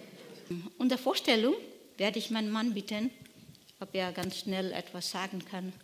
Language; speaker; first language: German; non-native, learner; Nepali